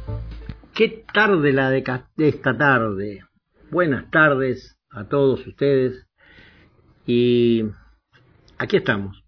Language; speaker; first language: Spanish; native; Spanish